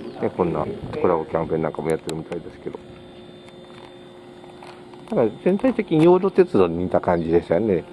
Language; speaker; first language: Japanese; native; Japanese